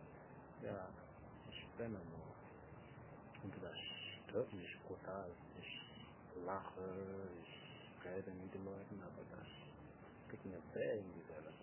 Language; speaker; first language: German; non-native, learner; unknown